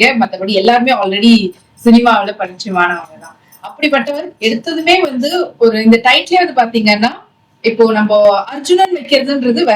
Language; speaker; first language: Tamil; native; Tamil